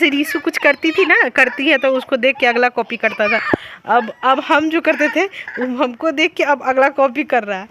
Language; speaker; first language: Hindi; native; Hindi